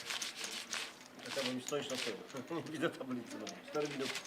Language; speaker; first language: Polish; native; Polish